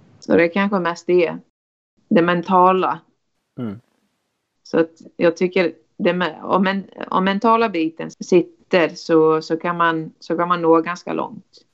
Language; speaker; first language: Swedish; non-native, fluent; Icelandic